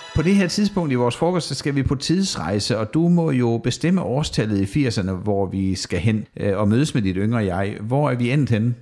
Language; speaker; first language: Danish; native; Danish